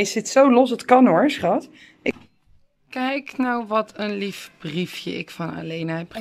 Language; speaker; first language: Dutch; native; Dutch